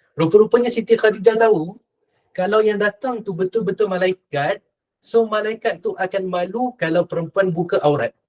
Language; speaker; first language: Malay; native; Malay